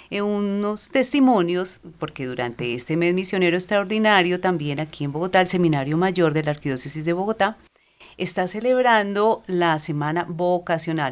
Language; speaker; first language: Spanish; native; Spanish